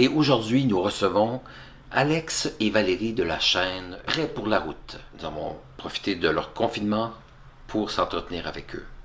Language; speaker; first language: French; native; French